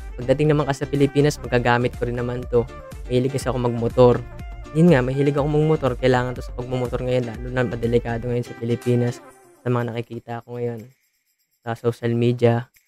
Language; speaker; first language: Filipino; native; Filipino